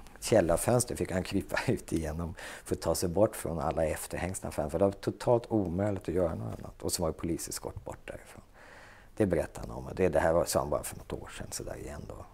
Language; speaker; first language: Swedish; native; Swedish